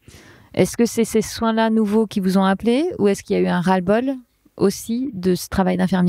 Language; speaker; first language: French; native; French